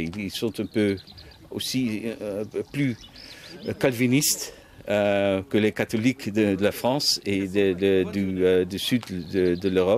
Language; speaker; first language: French; non-native, fluent; Dutch